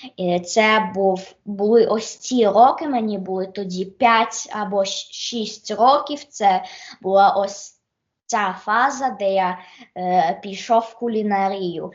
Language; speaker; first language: Ukrainian; early bilingual, heritage; Ukrainian